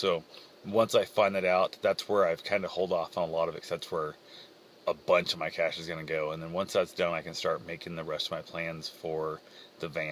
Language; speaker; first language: English; native; English